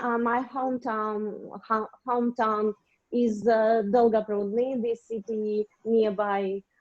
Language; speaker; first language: English; non-native, learner; Russian